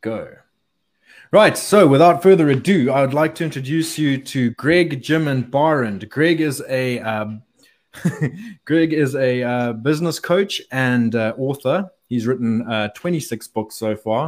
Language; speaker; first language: English; native; English